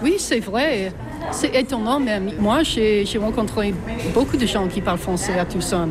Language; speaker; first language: French; non-native, fluent; English